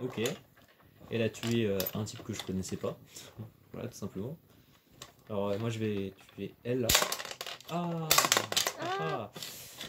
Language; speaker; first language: French; native; French